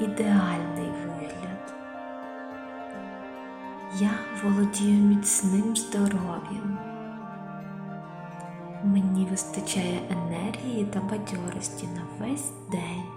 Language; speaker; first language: Ukrainian; native; Ukrainian